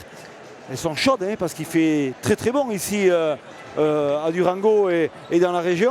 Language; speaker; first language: French; native; French